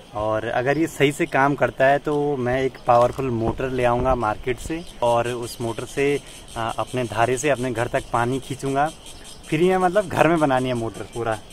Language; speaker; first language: Hindi; native; Hindi